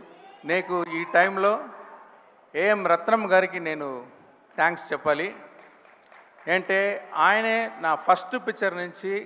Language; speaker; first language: Telugu; non-native, local second language; Tamil